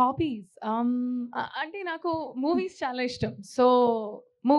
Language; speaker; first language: Telugu; non-native, fluent; Hindi